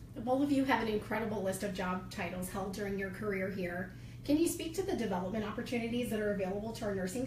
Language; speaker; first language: English; native; English